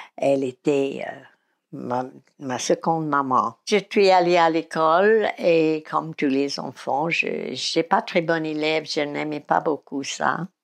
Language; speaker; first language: French; non-native, fluent; English